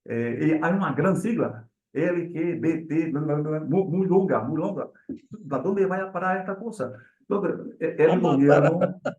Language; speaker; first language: Spanish; non-native, learner; Portuguese